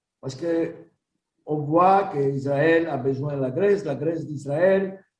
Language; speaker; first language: French; non-native, learner; Greek